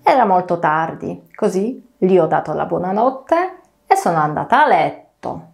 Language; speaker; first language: Italian; non-native, fluent; Polish